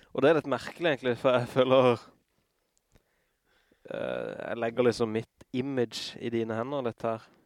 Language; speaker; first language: Norwegian; native; Norwegian